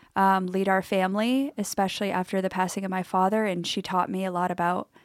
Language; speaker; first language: English; native; English